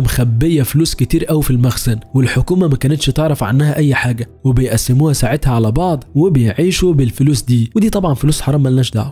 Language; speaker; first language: Arabic; native; Arabic